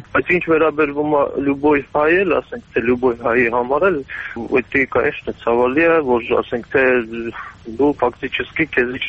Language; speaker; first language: Armenian; native; Armenian